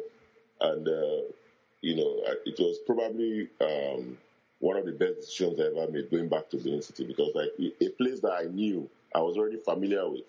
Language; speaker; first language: English; non-native, local second language; Bini